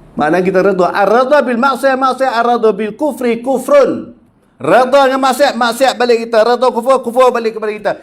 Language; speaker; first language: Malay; native; Malay